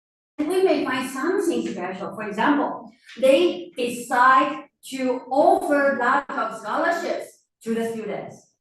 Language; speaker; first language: English; non-native, fluent; Chinese